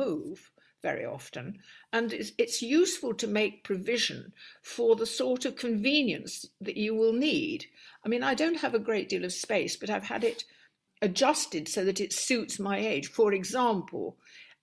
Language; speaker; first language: English; native; English